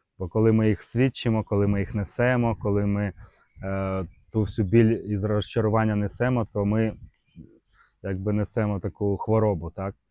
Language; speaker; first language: Ukrainian; non-native, local second language; Russian